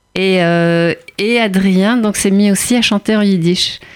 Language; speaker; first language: French; native; French